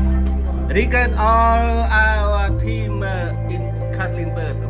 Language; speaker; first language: English; non-native, learner; Vietnamese